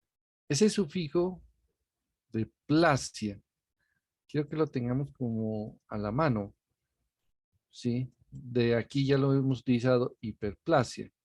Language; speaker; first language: Spanish; native; Spanish